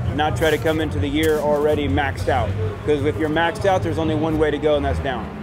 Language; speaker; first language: English; native; English